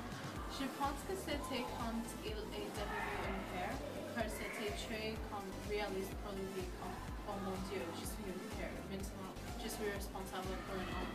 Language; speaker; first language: French; non-native, learner; English